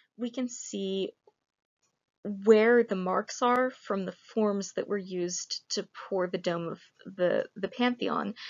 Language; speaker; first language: English; native; English